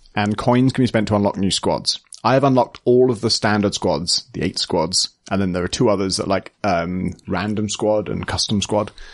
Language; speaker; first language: English; native; English